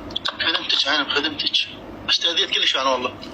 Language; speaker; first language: Arabic; native; Arabic